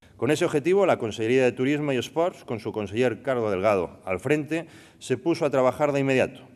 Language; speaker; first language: Spanish; native; Spanish